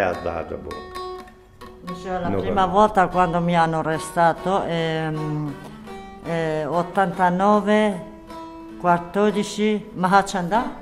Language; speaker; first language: Italian; non-native, learner; Kurdish